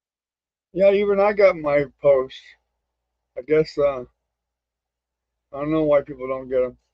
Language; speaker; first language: English; native; English